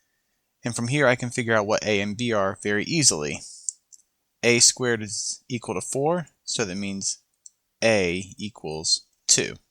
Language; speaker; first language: English; native; English